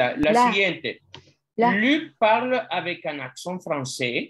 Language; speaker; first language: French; non-native, fluent; Spanish